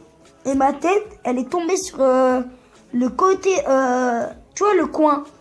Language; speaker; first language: French; early bilingual, other home language; Turkish